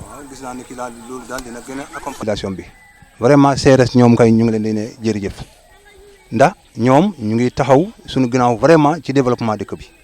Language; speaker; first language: Wolof; non-native, local second language; Jola-Fonyi